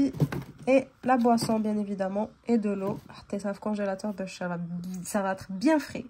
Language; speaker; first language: French; native; French